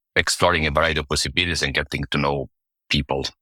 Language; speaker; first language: English; non-native, fluent; Italian